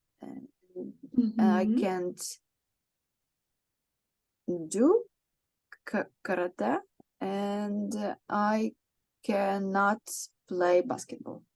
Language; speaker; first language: English; non-native, learner; Ukrainian